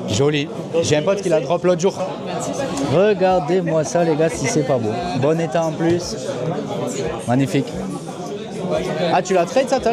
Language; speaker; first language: French; native; French